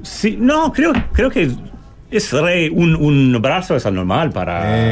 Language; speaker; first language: Spanish; non-native, learner; English